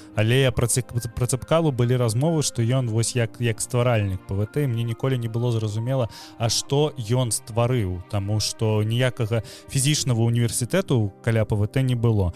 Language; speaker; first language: Belarusian; non-native, local second language; Russian